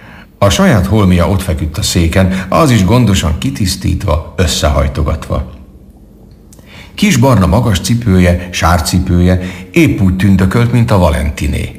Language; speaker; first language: Hungarian; native; Hungarian